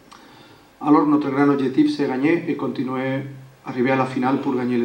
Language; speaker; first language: French; non-native, learner; Spanish